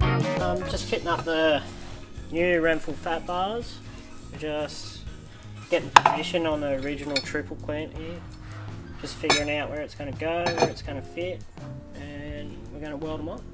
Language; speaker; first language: English; native; English